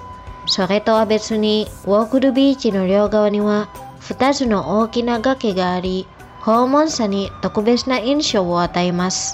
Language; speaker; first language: Japanese; non-native, fluent; Indonesian